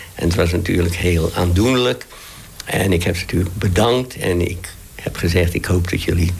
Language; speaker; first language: Dutch; native; Dutch